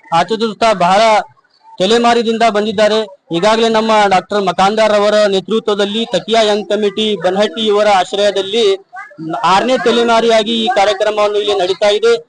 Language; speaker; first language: Kannada; native; Kannada